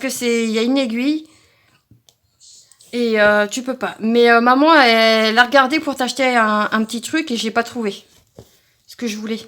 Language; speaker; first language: French; native; French